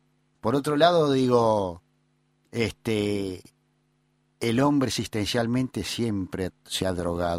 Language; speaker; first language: Spanish; native; Spanish